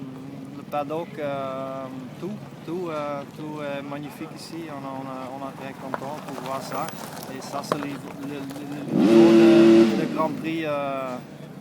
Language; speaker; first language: French; non-native, fluent; Dutch